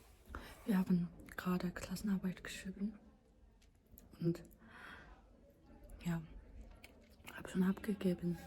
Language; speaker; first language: German; non-native, learner; Mongolian